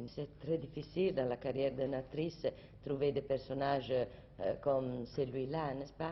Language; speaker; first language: French; non-native, learner; Italian